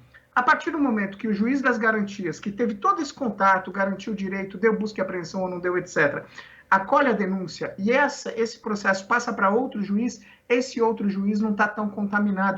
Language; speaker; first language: Portuguese; native; Portuguese